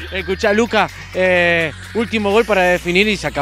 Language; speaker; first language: Spanish; native; Spanish